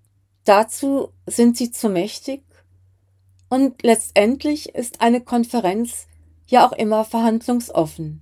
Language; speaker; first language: German; native; German